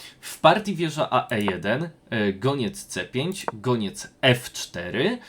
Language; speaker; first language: Polish; native; Polish